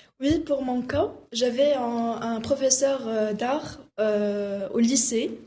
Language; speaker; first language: French; non-native, local second language; Arabic